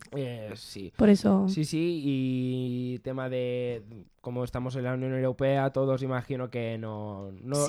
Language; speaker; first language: Spanish; native; Spanish